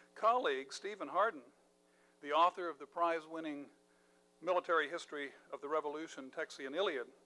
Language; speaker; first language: English; native; English